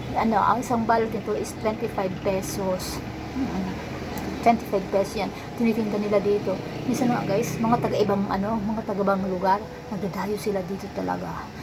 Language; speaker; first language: Filipino; non-native, local second language; Bikol